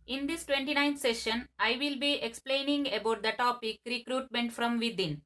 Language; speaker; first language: English; non-native, local second language; Kannada